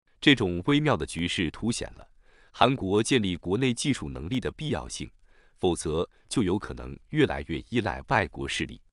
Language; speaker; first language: Chinese; native; Chinese